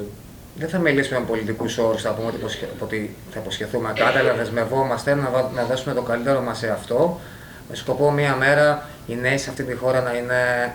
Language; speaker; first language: Greek; native; Greek